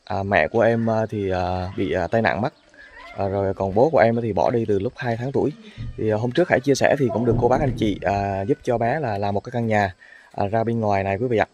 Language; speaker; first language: Vietnamese; native; Vietnamese